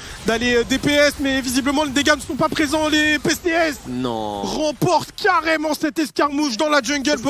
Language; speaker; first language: French; native; French